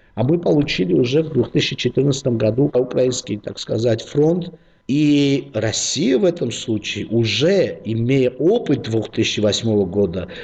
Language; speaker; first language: Russian; non-native, local second language; Georgian